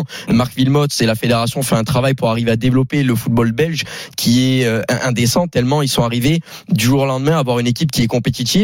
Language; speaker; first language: French; native; French